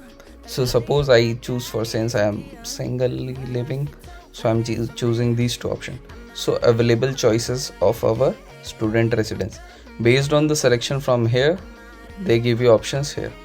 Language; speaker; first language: English; non-native, local second language; Hindi